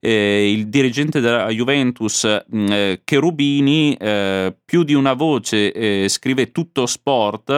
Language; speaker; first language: Italian; native; Italian